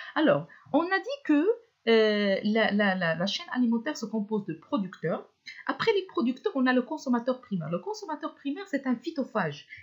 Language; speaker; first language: French; non-native, local second language; Arabic